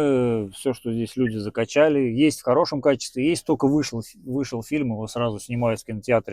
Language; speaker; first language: Russian; native; Russian